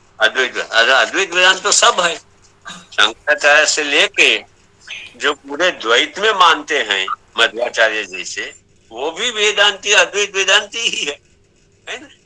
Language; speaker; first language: Hindi; non-native, local second language; Gujarati